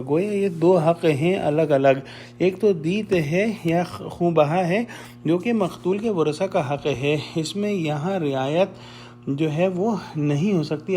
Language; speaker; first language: Urdu; native; Urdu